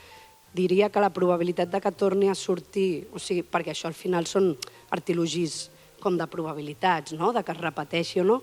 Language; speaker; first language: Catalan; native; Catalan